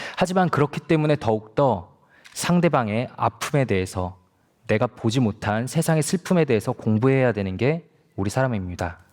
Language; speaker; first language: Korean; native; Korean